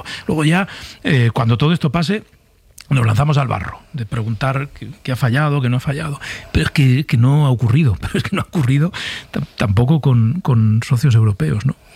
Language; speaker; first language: Spanish; native; Spanish